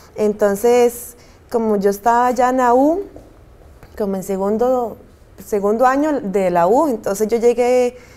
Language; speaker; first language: Spanish; native; Spanish